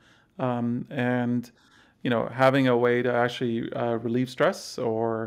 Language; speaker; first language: English; non-native, fluent; Arabic